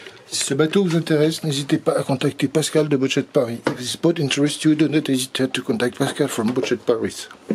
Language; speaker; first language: French; native; French